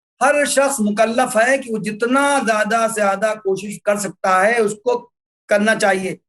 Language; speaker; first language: Urdu; native; Urdu